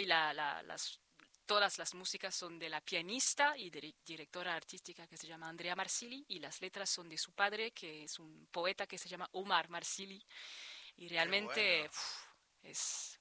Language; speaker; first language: Spanish; non-native, fluent; French